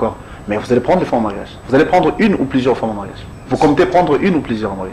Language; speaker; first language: French; non-native, local second language; Lingala